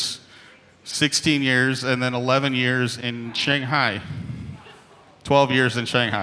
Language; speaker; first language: English; native; English